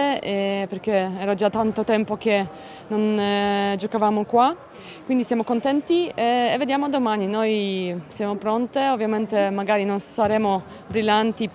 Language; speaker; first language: Italian; non-native, fluent; Polish